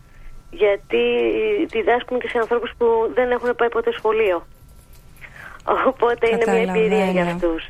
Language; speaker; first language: Greek; native; Greek